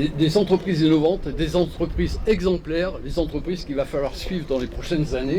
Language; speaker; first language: French; native; French